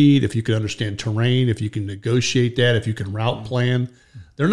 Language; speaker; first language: English; native; English